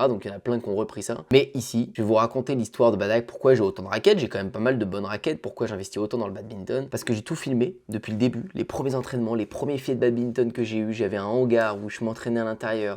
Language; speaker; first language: French; native; French